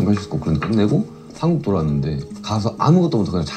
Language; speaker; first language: Korean; native; Korean